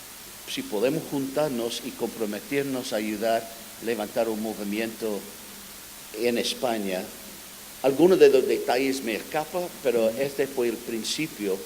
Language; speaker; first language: Spanish; non-native, fluent; English